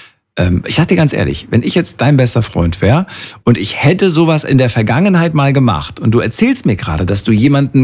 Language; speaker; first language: German; native; German